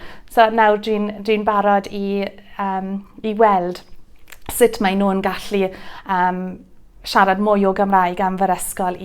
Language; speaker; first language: Welsh; non-native, learner; English